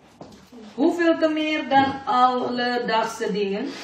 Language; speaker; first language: Dutch; non-native, fluent; Indonesian